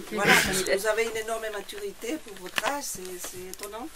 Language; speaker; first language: French; non-native, fluent; Spanish